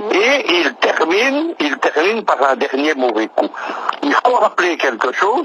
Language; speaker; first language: French; native; French